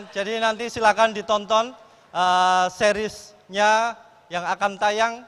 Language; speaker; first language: Indonesian; native; Indonesian